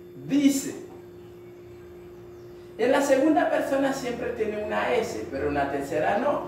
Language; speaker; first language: Spanish; non-native, fluent; Haitian Creole